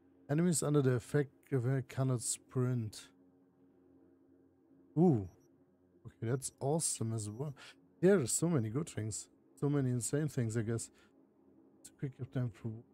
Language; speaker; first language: English; non-native, fluent; German